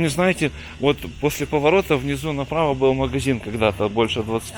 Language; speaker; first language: Russian; native; Russian